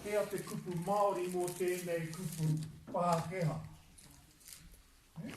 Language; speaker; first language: Māori; non-native, local second language; English